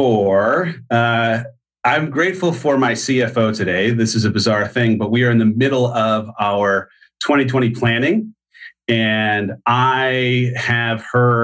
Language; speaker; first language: English; native; English